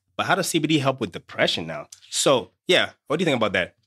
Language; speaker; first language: English; native; English